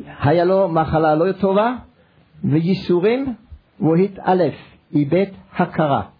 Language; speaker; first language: Hebrew; non-native, fluent; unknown